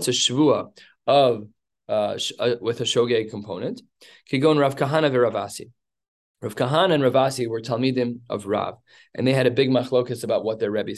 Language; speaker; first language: English; native; English